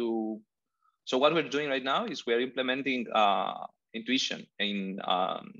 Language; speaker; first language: English; non-native, fluent; Greek